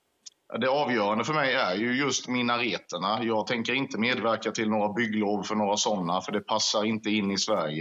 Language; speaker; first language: Swedish; native; Swedish